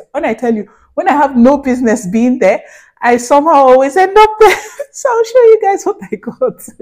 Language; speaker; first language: English; non-native, local second language; Hausa